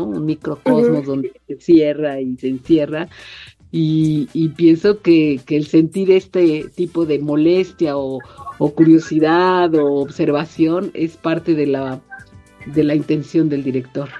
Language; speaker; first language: Spanish; native; Spanish